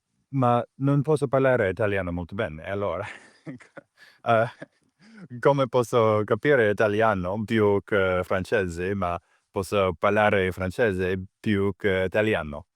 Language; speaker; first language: Italian; non-native, learner; English